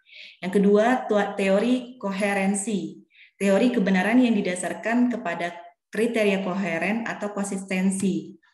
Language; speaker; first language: Indonesian; native; Indonesian